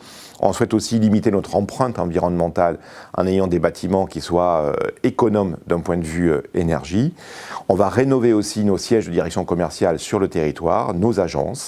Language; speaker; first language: French; native; French